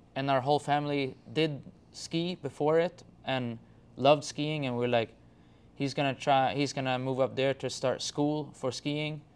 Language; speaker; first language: English; non-native, fluent; Swedish